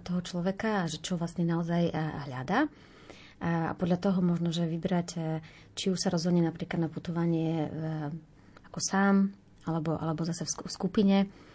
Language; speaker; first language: Slovak; native; Slovak